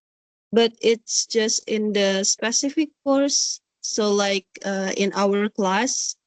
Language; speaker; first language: English; non-native, learner; Indonesian